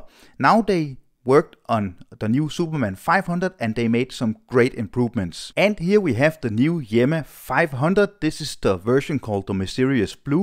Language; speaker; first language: English; non-native, fluent; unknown